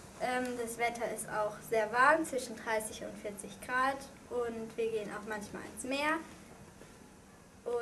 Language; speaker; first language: German; early bilingual, other home language; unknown